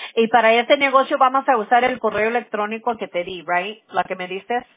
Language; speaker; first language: Spanish; early bilingual, other home language; English